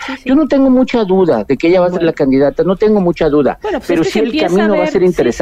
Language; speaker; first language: Spanish; native; Spanish